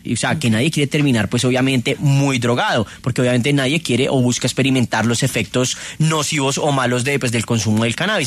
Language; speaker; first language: Spanish; native; Spanish